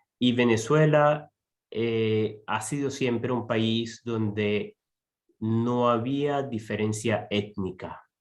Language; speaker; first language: Spanish; native; Spanish